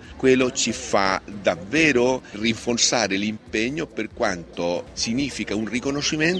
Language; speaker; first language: Italian; early bilingual, heritage; Spanish